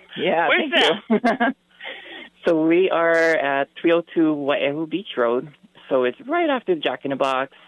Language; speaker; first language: English; native; English